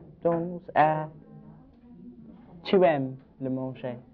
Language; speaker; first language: French; non-native, learner; English